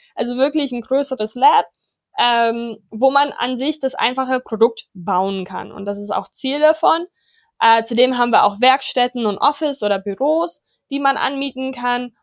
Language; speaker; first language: German; non-native, fluent; English